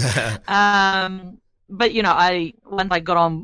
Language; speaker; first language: English; native; English